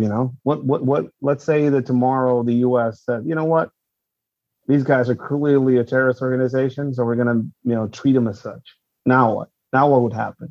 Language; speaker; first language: English; non-native, fluent; Spanish